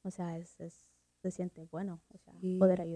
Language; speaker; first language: Spanish; early bilingual, heritage; Spanish